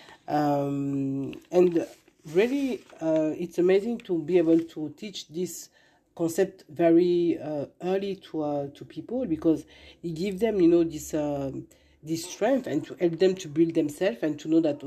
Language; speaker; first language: English; non-native, fluent; French